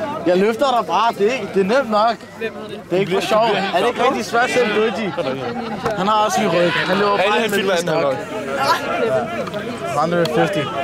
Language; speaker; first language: Danish; native; Danish